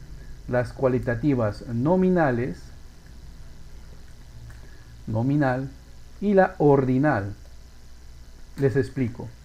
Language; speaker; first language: Spanish; native; Spanish